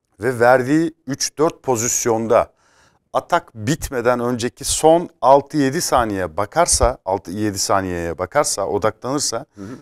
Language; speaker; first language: Turkish; native; Turkish